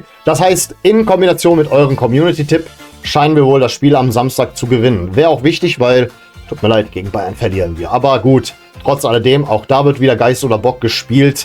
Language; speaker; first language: German; native; German